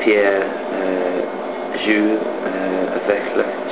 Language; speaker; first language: French; non-native, learner; English